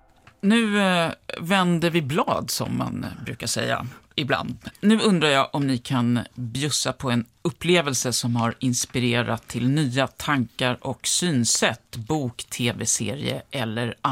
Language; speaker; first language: Swedish; native; Swedish